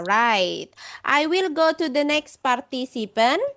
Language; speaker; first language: English; non-native, fluent; Indonesian